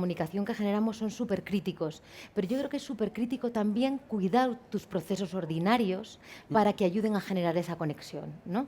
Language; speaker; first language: Spanish; native; Spanish